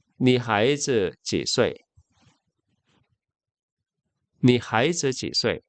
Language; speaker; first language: Chinese; non-native, fluent; Korean